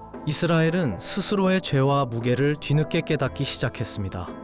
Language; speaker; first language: Korean; native; Korean